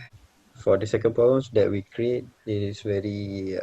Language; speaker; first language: English; non-native, learner; Malay